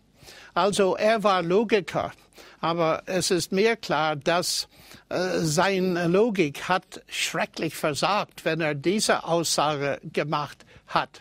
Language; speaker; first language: German; non-native, fluent; English